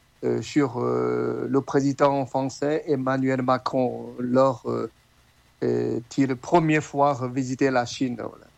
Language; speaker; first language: French; non-native, fluent; Chinese